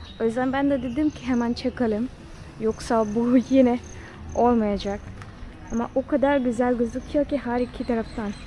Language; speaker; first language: Turkish; non-native, fluent; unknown